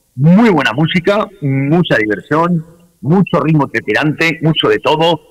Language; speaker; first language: Spanish; native; Spanish